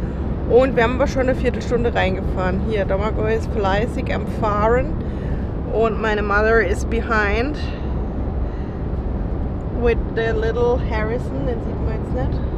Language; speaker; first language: German; native; German